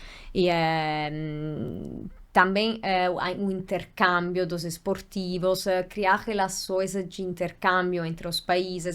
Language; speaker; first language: Portuguese; non-native, fluent; Italian